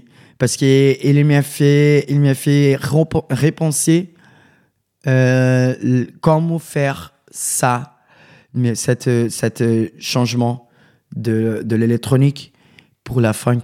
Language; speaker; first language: French; non-native, fluent; Portuguese